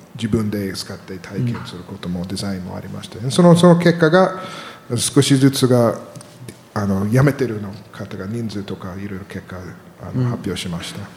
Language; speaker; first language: Japanese; non-native, learner; English